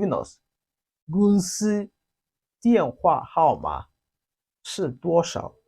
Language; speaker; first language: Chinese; non-native, fluent; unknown